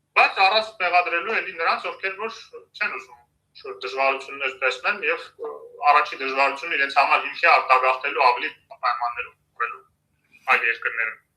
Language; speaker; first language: Armenian; native; Armenian